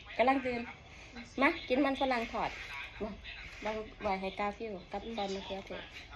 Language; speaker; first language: Thai; native; Thai